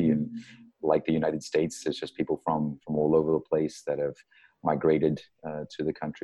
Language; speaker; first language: English; native; English